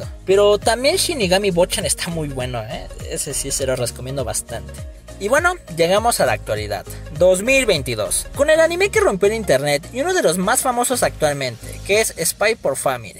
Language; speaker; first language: Spanish; native; Spanish